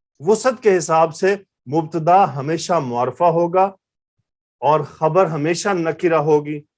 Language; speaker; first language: Urdu; native; Urdu